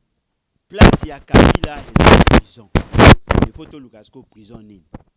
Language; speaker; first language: French; non-native, local second language; Lingala